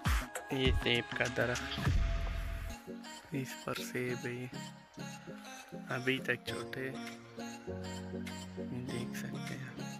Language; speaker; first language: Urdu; non-native, local second language; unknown